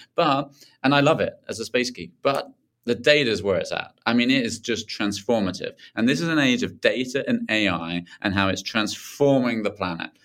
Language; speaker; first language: English; native; English